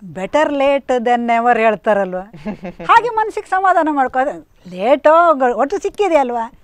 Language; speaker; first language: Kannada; native; Kannada